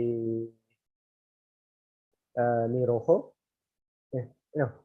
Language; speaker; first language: Spanish; non-native, learner; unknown